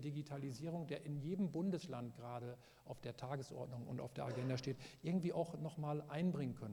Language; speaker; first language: German; native; German